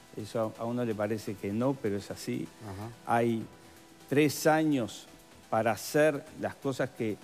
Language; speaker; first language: Spanish; native; Spanish